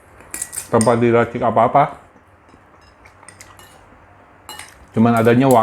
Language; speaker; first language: Indonesian; native; Indonesian